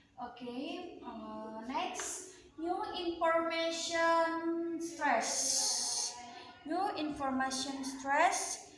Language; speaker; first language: English; non-native, learner; Indonesian